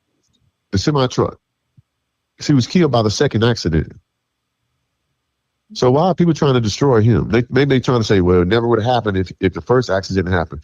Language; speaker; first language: English; native; English